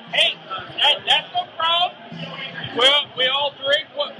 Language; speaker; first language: English; native; English